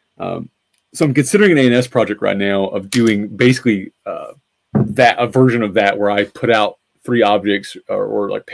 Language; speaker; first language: English; native; English